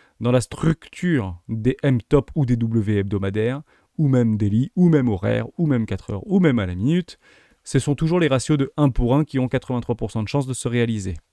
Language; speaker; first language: French; native; French